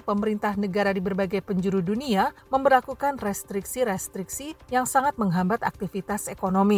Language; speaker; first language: Indonesian; native; Indonesian